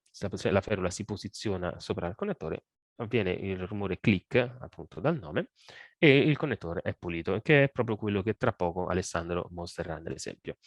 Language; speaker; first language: Italian; native; Italian